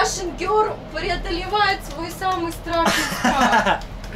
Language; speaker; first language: Russian; native; Russian